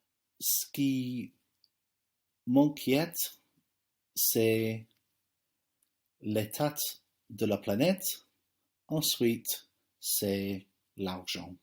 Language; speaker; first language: French; non-native, fluent; English